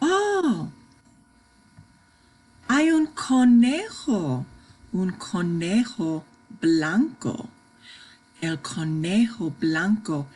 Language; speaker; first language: Spanish; non-native, fluent; English